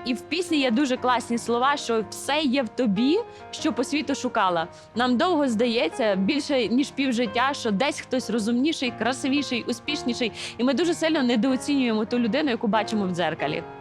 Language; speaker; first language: Ukrainian; native; Ukrainian